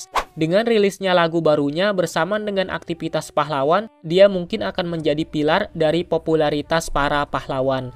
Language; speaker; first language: Indonesian; native; Indonesian